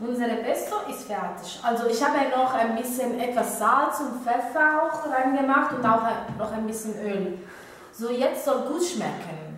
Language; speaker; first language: German; non-native, fluent; Italian